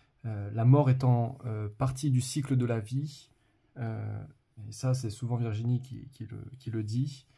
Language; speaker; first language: French; native; French